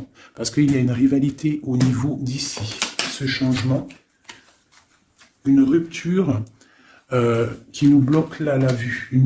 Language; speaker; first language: French; native; French